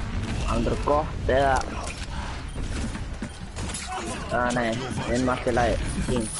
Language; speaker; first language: Icelandic; early bilingual, other home language; Norwegian